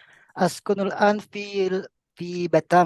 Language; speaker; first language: Arabic; non-native, learner; Indonesian